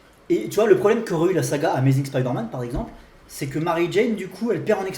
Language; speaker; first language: French; native; French